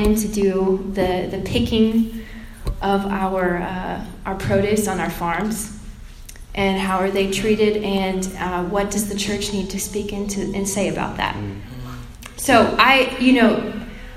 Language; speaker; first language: English; native; English